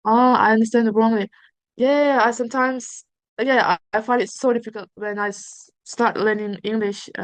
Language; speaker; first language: English; non-native, fluent; Uzbek